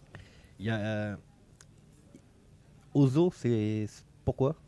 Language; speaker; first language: French; native; French